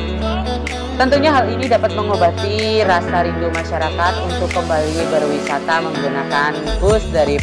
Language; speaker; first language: Indonesian; native; Indonesian